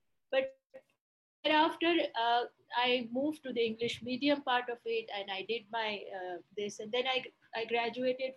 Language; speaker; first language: English; non-native, local second language; Bangla